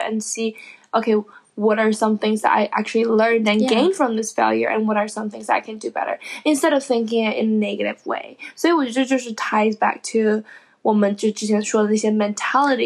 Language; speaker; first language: English; non-native, fluent; Chinese